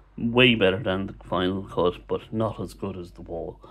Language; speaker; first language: English; native; English